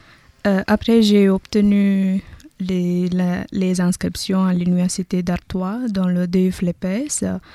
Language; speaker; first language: French; non-native, learner; Tamil